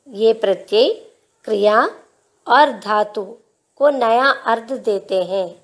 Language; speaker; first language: Hindi; non-native, local second language; Telugu